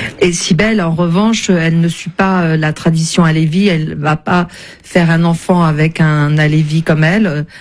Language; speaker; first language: French; native; French